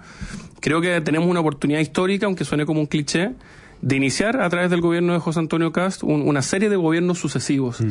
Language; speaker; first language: Spanish; native; Spanish